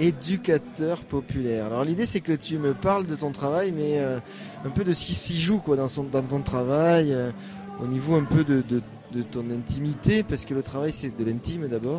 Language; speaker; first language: French; native; French